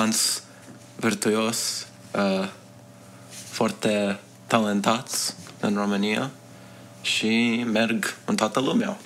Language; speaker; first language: Romanian; early bilingual, heritage; Romanian